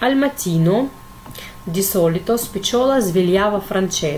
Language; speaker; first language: Italian; non-native, fluent; Russian